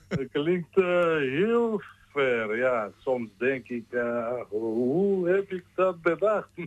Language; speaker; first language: Dutch; non-native, learner; Georgian